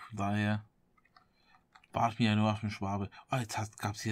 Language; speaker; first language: German; native; German